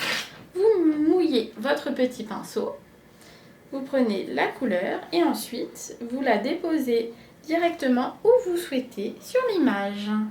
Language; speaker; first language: French; native; French